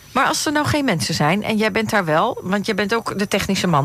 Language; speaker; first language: Dutch; native; Dutch